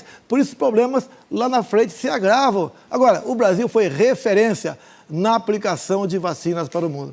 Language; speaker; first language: Portuguese; native; Portuguese